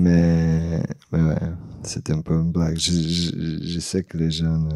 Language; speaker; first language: French; non-native, fluent; Portuguese